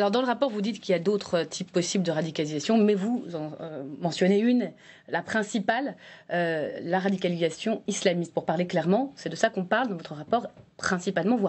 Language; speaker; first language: French; native; French